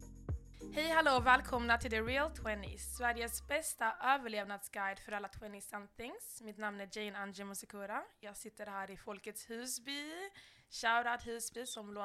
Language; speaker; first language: Swedish; native; Swedish